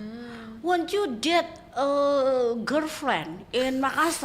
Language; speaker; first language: English; non-native, learner; Indonesian